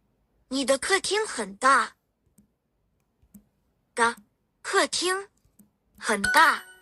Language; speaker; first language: Chinese; non-native, learner; Korean